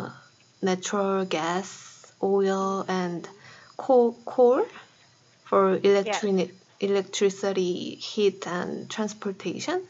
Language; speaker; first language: English; non-native, fluent; Korean